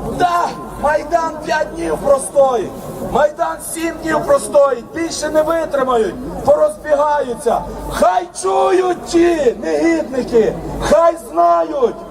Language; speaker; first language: Ukrainian; native; Ukrainian